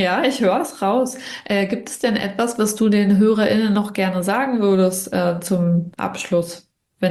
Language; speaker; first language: German; native; German